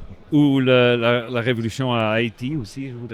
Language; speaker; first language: French; non-native, local second language; Dutch